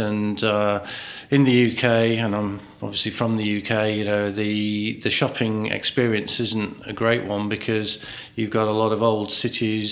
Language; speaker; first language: English; native; English